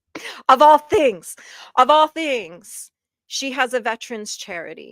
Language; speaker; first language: English; native; English